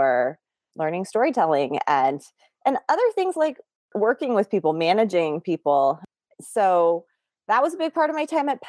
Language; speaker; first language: English; native; English